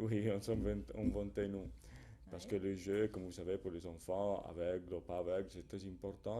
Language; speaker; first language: French; non-native, fluent; Italian